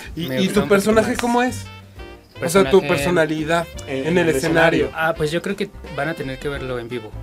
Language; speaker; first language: Spanish; native; Spanish